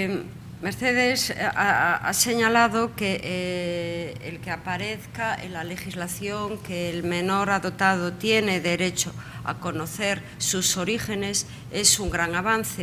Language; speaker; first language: Spanish; native; Spanish